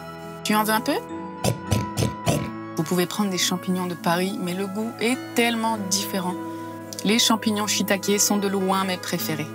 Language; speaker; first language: French; native; French